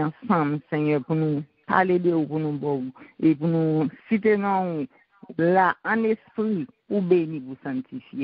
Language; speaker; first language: French; non-native, local second language; Haitian Creole